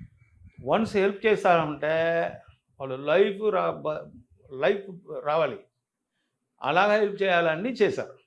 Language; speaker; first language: Telugu; non-native, local second language; Tamil